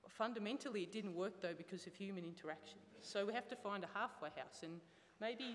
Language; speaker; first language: English; native; English